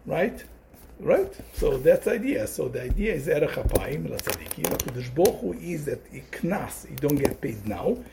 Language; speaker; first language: English; native; English